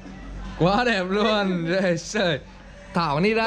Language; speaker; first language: Vietnamese; native; Vietnamese